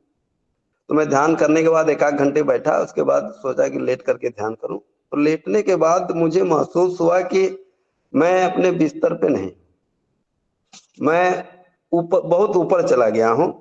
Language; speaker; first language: Hindi; native; Hindi